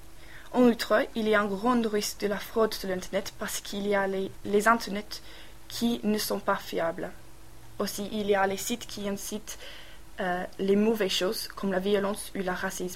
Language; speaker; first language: French; non-native, learner; English